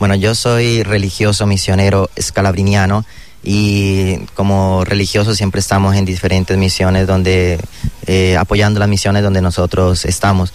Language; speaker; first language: Spanish; native; Spanish